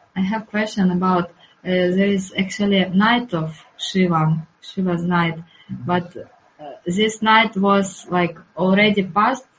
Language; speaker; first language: English; non-native, learner; Russian